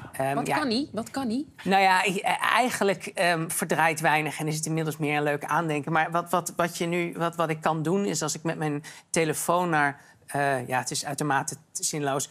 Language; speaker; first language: Dutch; native; Dutch